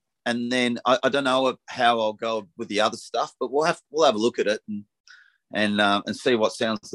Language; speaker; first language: English; native; English